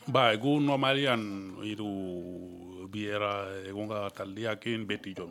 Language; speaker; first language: Basque; non-native, learner; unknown